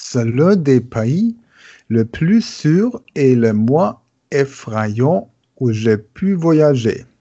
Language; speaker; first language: French; non-native, learner; German